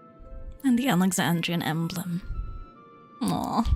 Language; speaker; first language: English; native; English